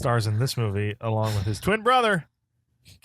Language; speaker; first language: English; native; English